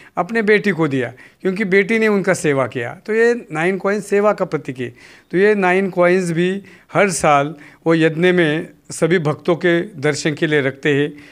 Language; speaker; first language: Hindi; non-native, local second language; Marathi